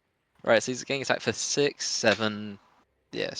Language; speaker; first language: English; native; English